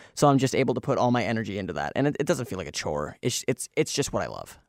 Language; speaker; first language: English; native; English